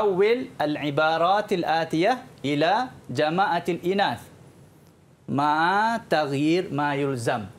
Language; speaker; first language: Arabic; non-native, fluent; Malay